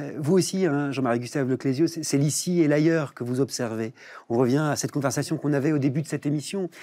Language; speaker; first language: French; native; French